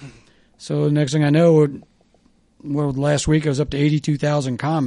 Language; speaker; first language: English; native; English